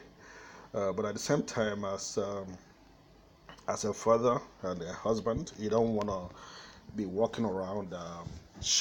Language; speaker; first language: English; non-native, local second language; Igbo